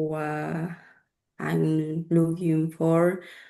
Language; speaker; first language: English; non-native, learner; Spanish